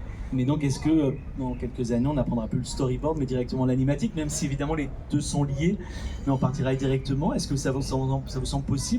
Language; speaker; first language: French; native; French